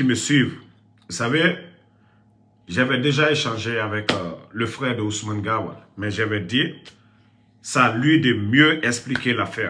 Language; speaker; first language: French; non-native, local second language; Susu